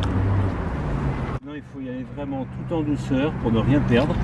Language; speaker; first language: French; native; French